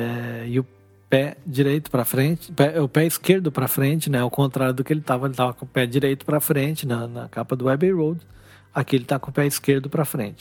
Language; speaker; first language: Portuguese; native; Portuguese